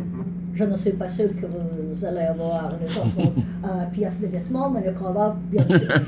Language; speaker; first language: French; non-native, learner; English